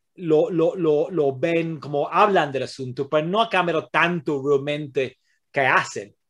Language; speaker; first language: Spanish; non-native, fluent; English